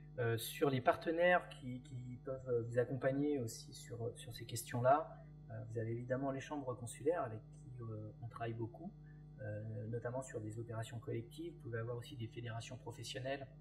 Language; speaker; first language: French; native; French